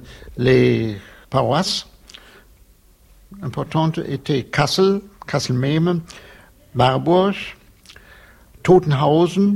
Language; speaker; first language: French; non-native, fluent; German